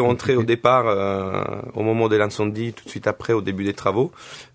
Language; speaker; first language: French; non-native, fluent; Italian